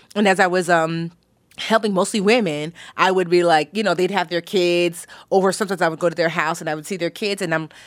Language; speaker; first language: English; native; English